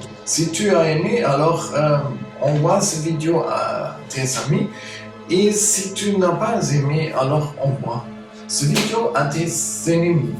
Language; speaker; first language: French; non-native, fluent; German